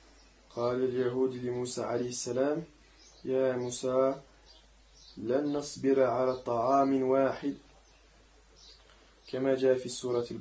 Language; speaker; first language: Arabic; non-native, learner; French